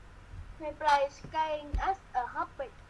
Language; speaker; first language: English; non-native, learner; Vietnamese